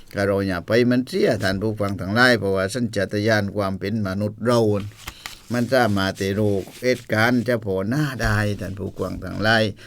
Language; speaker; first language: Thai; native; Thai